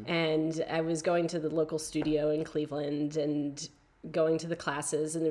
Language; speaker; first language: English; native; English